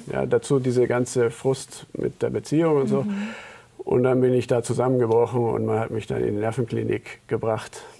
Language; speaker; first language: German; early bilingual, heritage; German